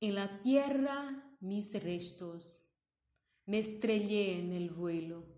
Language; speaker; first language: Spanish; non-native, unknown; Portuguese